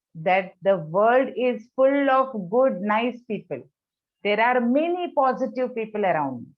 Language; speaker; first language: English; non-native, local second language; Marathi